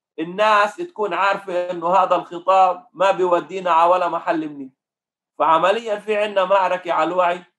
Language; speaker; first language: Arabic; native; Arabic